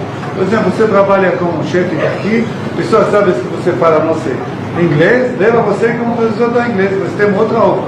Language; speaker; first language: Portuguese; non-native, learner; Hebrew